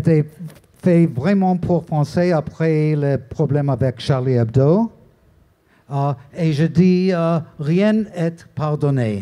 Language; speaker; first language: French; non-native, learner; English